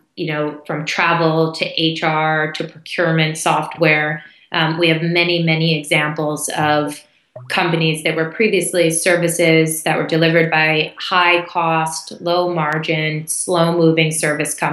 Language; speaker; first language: English; native; English